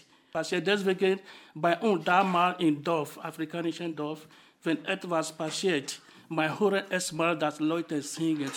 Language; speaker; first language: German; non-native, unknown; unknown